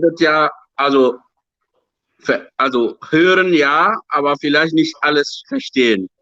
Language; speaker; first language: German; non-native, fluent; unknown